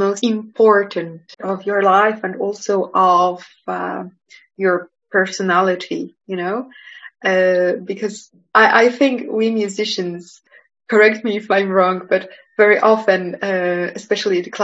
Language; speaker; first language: English; non-native, fluent; Polish